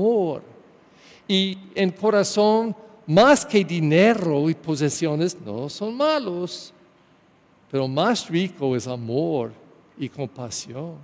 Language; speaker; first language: Spanish; non-native, learner; English